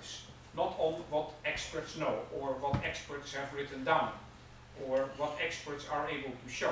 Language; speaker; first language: English; non-native, fluent; Dutch